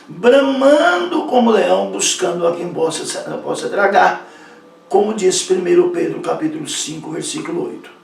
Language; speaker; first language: Portuguese; native; Portuguese